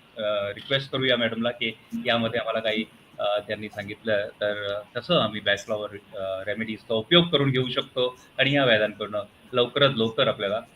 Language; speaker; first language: Marathi; non-native, local second language; Punjabi